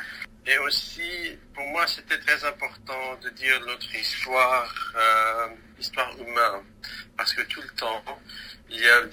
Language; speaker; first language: French; non-native, local second language; Arabic